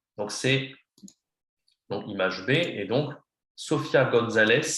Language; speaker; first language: French; non-native, fluent; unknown